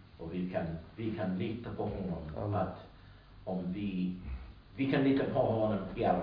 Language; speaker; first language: Swedish; non-native, learner; English